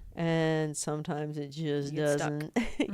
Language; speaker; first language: English; native; English